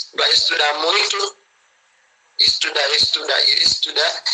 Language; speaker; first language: Portuguese; non-native, fluent; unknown